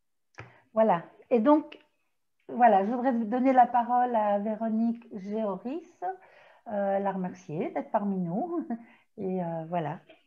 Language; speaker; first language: French; native; French